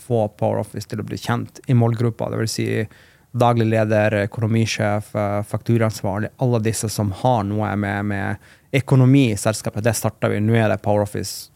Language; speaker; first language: Norwegian; non-native, fluent; Macedonian